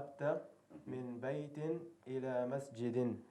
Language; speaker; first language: Arabic; non-native, learner; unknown